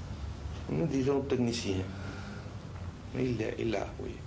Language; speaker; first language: French; non-native, fluent; Spanish